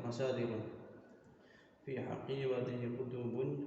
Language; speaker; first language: Arabic; non-native, learner; Indonesian